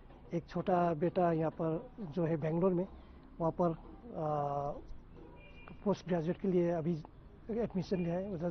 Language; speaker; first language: Hindi; non-native, local second language; Nepali